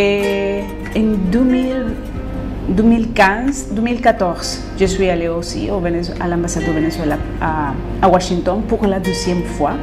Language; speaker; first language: French; non-native, fluent; Spanish